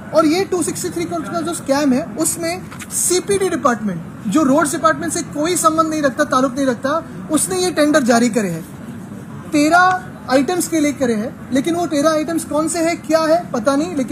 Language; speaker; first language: Hindi; non-native, local second language; Marathi